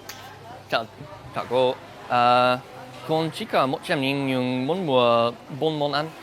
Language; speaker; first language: Vietnamese; non-native, learner; English